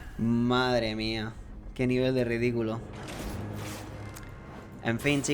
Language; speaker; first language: Spanish; native; Spanish